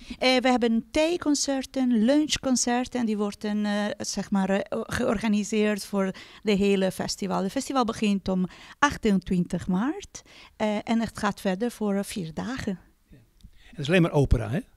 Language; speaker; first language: Dutch; non-native, fluent; Italian